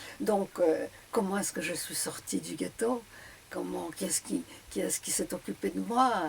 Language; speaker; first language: French; early bilingual, other home language; Polish